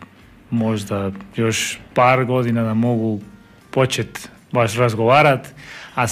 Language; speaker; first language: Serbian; non-native, learner; Spanish